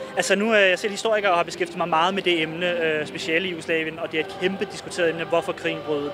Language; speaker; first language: Danish; early bilingual, other home language; Bosnian